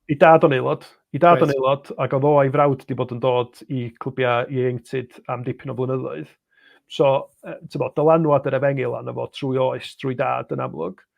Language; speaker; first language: Welsh; native; Welsh